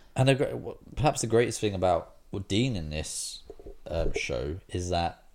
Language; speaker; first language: English; native; English